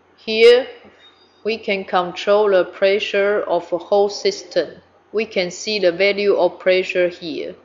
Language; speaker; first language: English; non-native, fluent; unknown